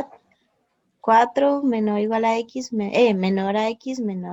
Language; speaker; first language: Spanish; native; Spanish